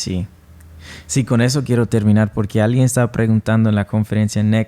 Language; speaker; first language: Spanish; non-native, fluent; English